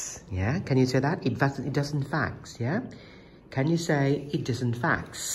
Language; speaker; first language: English; non-native, fluent; Thai